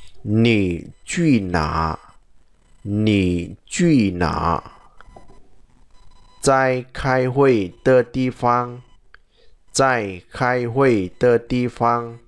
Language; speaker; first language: Chinese; non-native, fluent; Vietnamese